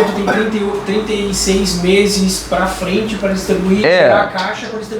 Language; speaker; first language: Portuguese; native; Portuguese